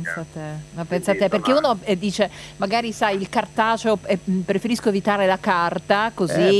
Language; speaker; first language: Italian; native; Italian